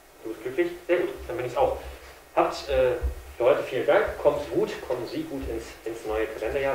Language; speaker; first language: German; native; German